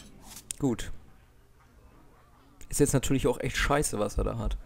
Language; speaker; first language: German; native; German